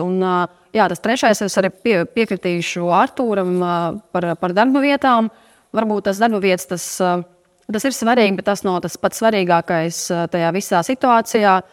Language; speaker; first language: Latvian; non-native, local second language; Russian